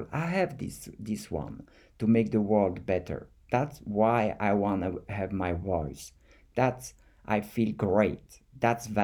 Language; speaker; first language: English; non-native, fluent; French